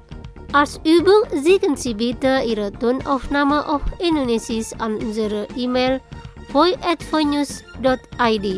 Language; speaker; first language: German; non-native, learner; Indonesian